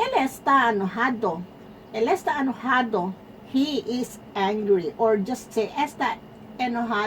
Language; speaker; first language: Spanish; non-native, fluent; Filipino